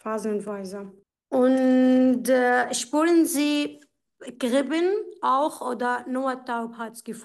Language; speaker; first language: German; non-native, fluent; Arabic